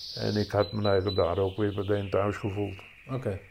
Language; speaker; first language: Dutch; native; Dutch